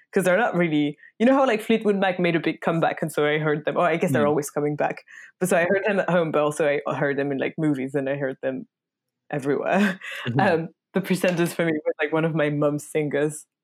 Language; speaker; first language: English; non-native, fluent; French